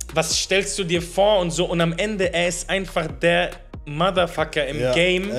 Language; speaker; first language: German; native; German